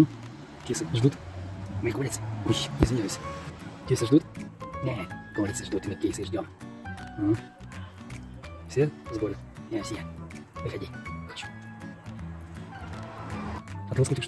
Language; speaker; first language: Russian; native; Russian